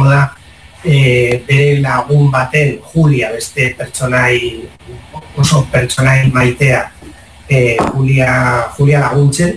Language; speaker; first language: Basque; non-native, local second language; Spanish